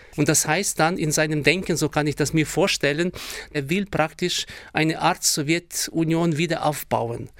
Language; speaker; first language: German; non-native, fluent; Ukrainian